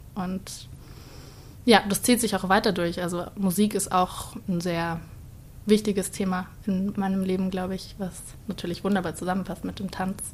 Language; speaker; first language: German; native; German